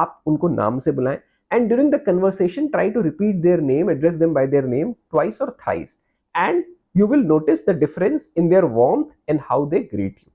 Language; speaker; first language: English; non-native, local second language; Hindi